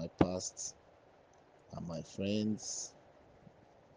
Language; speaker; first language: English; non-native, local second language; Igbo